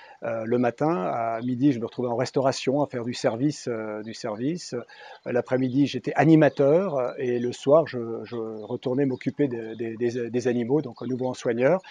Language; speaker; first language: French; native; French